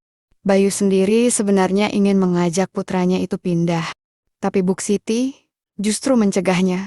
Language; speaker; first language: Indonesian; native; Indonesian